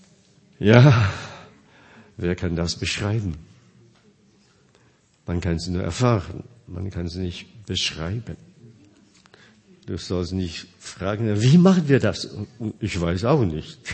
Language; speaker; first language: German; non-native, fluent; Korean